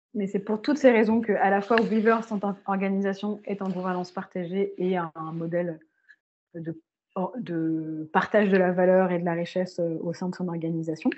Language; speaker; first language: French; native; French